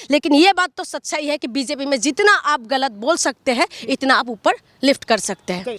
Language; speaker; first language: Hindi; non-native, local second language; Assamese